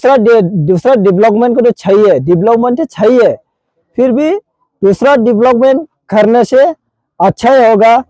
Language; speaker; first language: Hindi; non-native, local second language; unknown